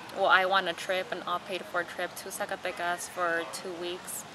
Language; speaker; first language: English; early bilingual, other home language; Spanish